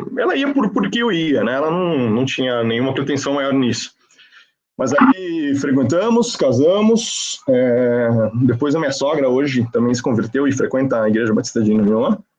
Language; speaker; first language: Portuguese; non-native, fluent; Spanish